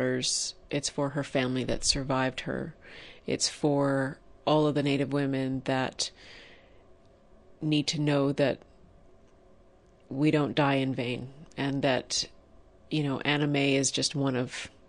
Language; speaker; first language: English; native; English